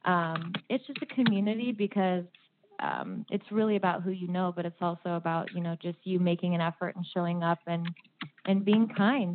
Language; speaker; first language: English; native; English